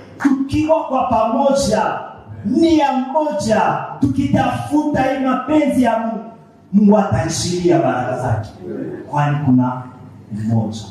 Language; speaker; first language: Swahili; non-native, local second language; Nande